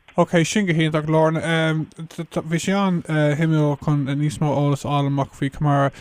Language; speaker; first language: Irish; non-native, local second language; English